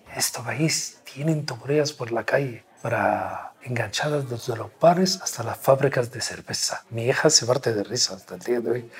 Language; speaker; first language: Spanish; non-native, fluent; Arabic